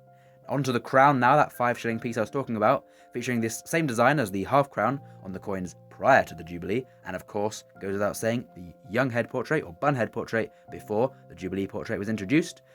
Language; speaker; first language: English; native; English